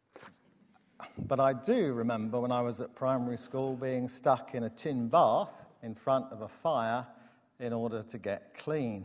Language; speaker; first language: English; native; English